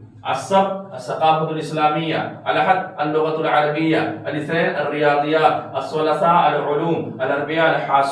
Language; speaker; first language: Arabic; non-native, fluent; Urdu